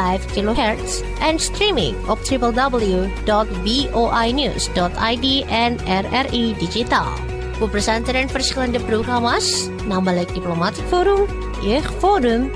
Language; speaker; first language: Dutch; non-native, fluent; Indonesian